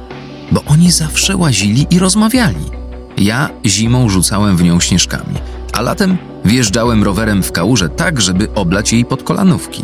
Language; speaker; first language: Polish; native; Polish